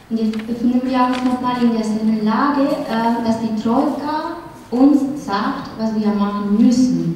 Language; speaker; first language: German; non-native, fluent; Spanish